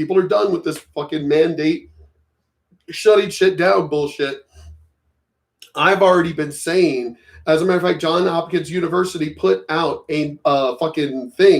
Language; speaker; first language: English; native; English